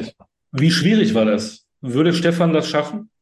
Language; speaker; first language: German; native; German